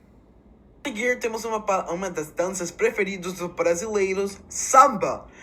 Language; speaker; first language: Portuguese; non-native, learner; English